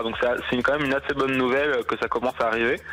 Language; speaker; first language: French; native; French